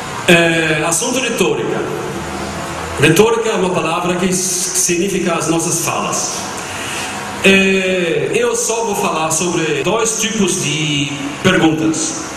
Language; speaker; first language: Portuguese; non-native, fluent; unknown